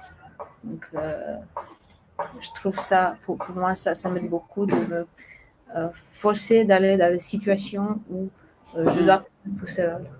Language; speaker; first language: French; non-native, fluent; Romanian